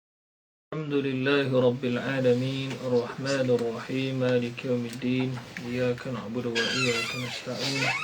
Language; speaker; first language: Arabic; non-native, fluent; Malay